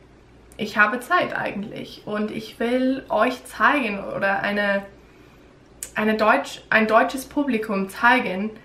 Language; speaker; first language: German; non-native, learner; English